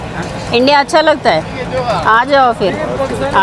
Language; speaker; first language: Hindi; non-native, local second language; Telugu